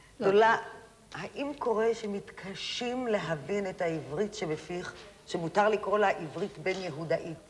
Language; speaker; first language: Hebrew; native; Hebrew